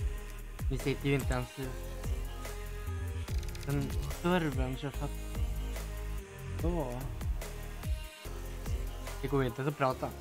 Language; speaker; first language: Swedish; native; Swedish